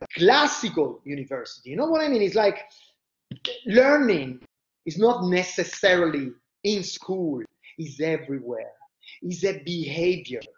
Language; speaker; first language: English; non-native, fluent; Italian